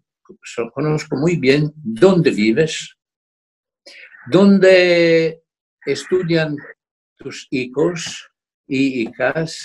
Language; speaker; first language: Spanish; non-native, fluent; Italian